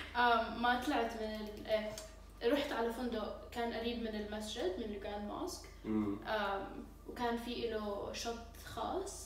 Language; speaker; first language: Arabic; native; Arabic